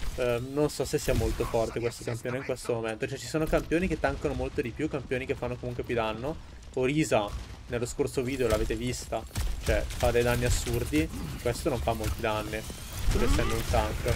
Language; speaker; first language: Italian; native; Italian